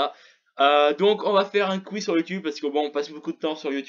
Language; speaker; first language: French; native; French